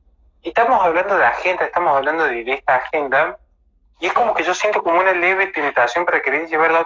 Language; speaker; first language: Spanish; native; Spanish